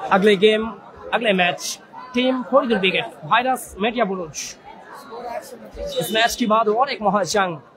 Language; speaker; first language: Hindi; non-native, local second language; Bangla